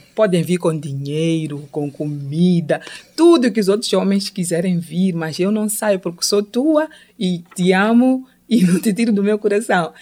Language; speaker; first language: Portuguese; non-native, local second language; Tsonga